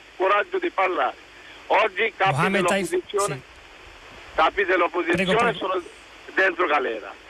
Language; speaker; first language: Italian; non-native, fluent; Bangla